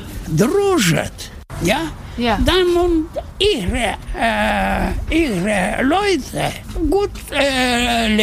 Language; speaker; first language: German; non-native, learner; Russian